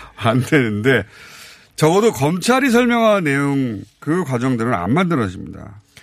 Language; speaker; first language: Korean; native; Korean